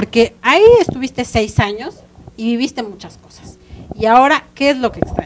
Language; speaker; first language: Spanish; native; Spanish